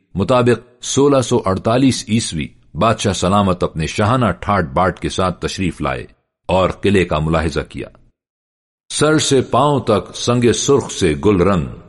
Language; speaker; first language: Urdu; native; Urdu